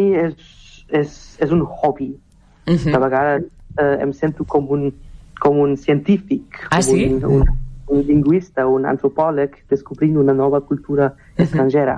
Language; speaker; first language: Catalan; non-native, fluent; German